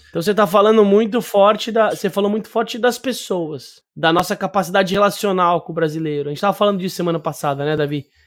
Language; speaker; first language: Portuguese; native; Portuguese